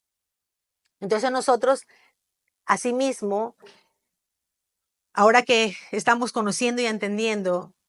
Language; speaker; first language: Spanish; native; Spanish